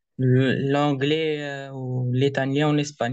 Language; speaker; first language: French; non-native, learner; Arabic